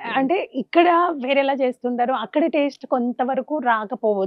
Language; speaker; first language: Telugu; native; Telugu